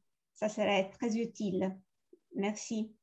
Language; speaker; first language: French; non-native, fluent; Italian